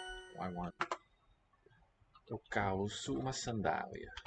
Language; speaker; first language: Portuguese; non-native, learner; English